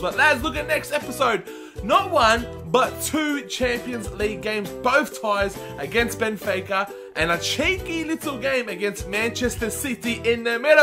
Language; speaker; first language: English; native; English